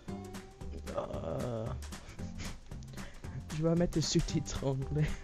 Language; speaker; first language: French; non-native, learner; English